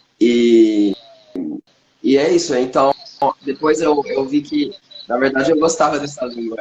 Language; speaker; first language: Portuguese; non-native, fluent; French